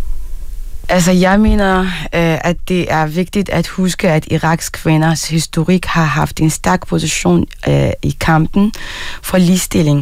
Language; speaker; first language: Danish; non-native, fluent; Arabic